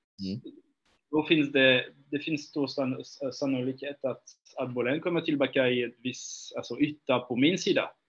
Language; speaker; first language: Swedish; non-native, fluent; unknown